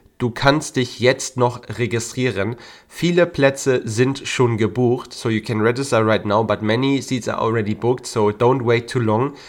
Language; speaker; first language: German; native; German